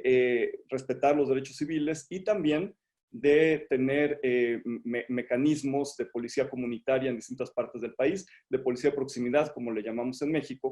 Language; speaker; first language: Spanish; native; Spanish